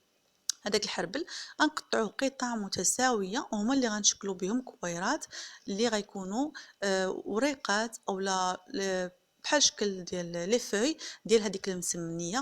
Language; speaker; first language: Arabic; native; Arabic